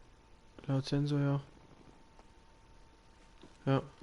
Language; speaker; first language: German; native; German